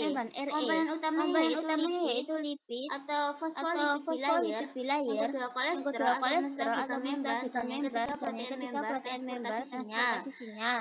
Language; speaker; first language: Indonesian; native; Indonesian